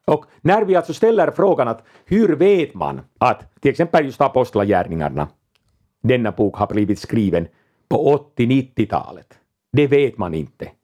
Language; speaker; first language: Swedish; non-native, local second language; Finnish